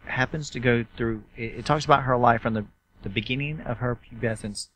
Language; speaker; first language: English; native; English